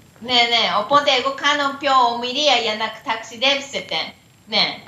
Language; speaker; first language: Greek; non-native, learner; Japanese